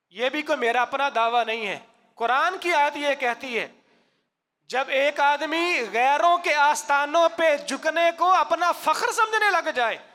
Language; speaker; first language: Urdu; non-native, local second language; Punjabi